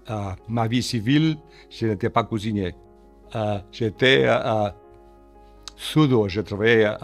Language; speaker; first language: French; non-native, learner; Portuguese